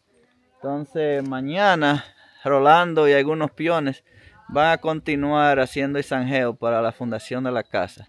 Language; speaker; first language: Spanish; native; Spanish